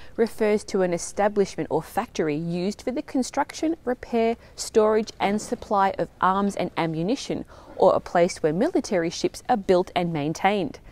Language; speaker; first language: English; native; English